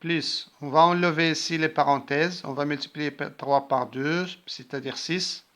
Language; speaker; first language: French; non-native, local second language; Arabic